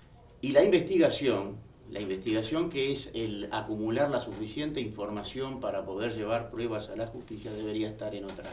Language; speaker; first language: Spanish; native; Spanish